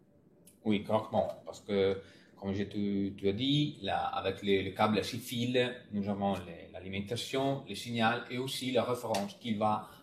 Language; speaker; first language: French; non-native, fluent; Italian